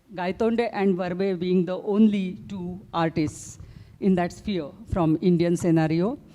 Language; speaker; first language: English; non-native, local second language; Marathi